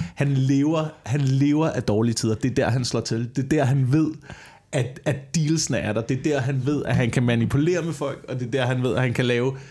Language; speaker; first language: Danish; native; Danish